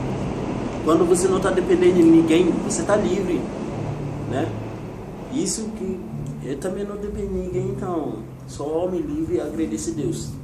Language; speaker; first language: Portuguese; non-native, learner; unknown